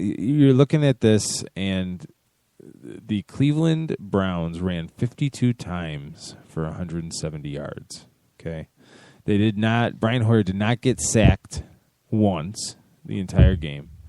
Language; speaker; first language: English; native; English